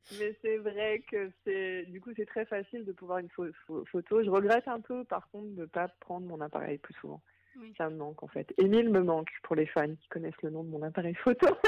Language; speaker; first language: French; native; French